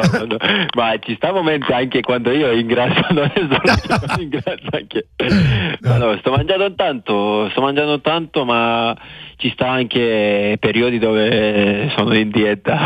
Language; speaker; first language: Italian; non-native, fluent; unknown